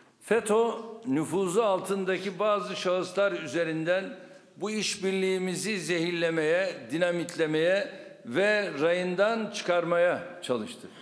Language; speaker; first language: Turkish; native; Turkish